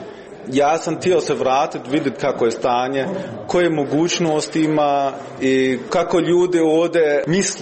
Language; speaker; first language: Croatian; early bilingual, heritage; Croatian